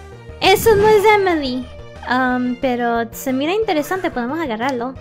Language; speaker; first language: Spanish; early bilingual, heritage; English